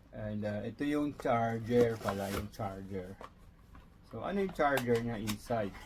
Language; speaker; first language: Filipino; native; Filipino